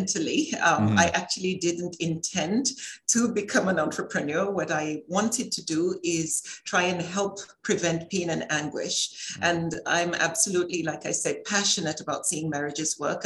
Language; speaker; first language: English; native; English